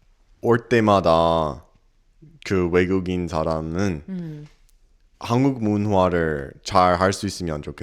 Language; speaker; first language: Korean; non-native, learner; English